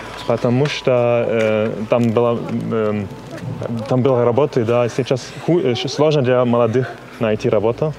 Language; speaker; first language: Russian; non-native, learner; German